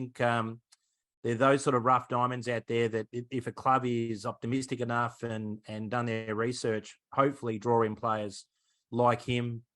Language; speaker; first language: English; native; English